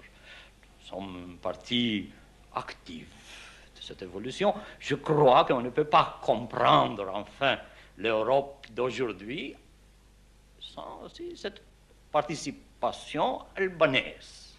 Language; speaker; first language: French; non-native, fluent; Albanian